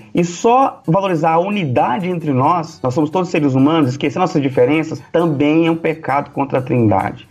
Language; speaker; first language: Portuguese; native; Portuguese